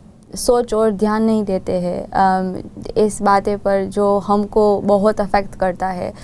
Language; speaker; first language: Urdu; non-native, learner; Gujarati